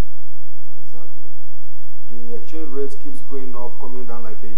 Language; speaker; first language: English; non-native, local second language; Yoruba